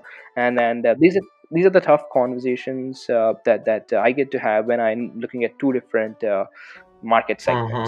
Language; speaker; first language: English; non-native, local second language; Telugu